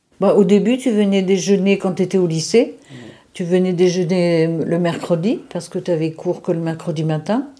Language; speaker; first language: French; native; French